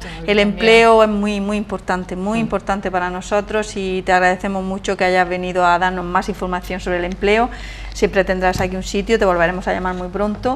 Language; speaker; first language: Spanish; native; Spanish